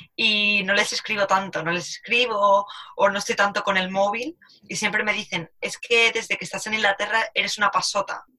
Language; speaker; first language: Spanish; native; Spanish